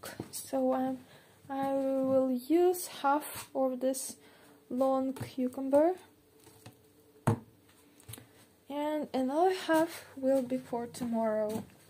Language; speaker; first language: English; non-native, learner; Russian